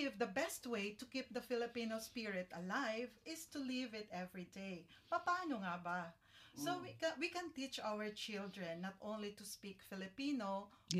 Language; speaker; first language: English; non-native, local second language; Hiligaynon